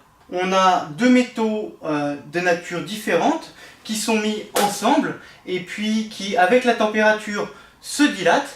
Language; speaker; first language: French; native; French